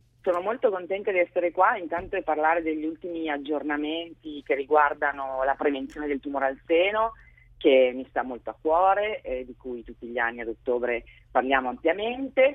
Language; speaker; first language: Italian; native; Italian